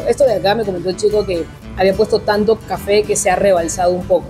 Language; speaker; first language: Spanish; native; Spanish